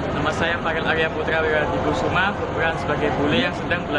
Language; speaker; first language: Indonesian; native; Indonesian